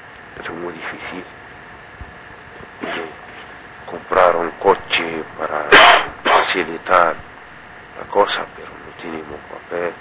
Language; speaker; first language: Spanish; non-native, learner; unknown